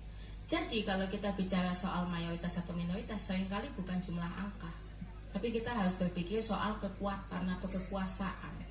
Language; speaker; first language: Indonesian; native; Indonesian